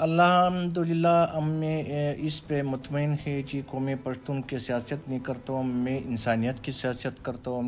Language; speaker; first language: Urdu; non-native, local second language; Pashto